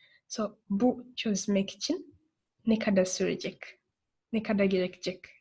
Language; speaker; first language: Turkish; non-native, learner; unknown